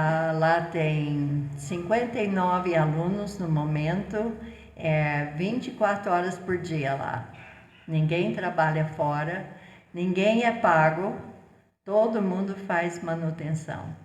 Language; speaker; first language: Portuguese; non-native, fluent; English